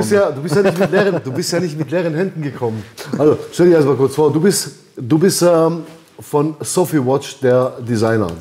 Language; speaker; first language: German; early bilingual, other home language; Albanian